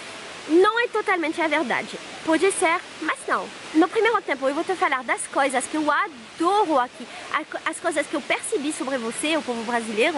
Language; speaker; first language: Portuguese; non-native, fluent; French